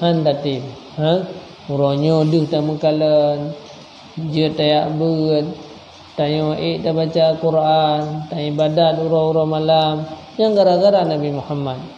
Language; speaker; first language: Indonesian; non-native, local second language; Achinese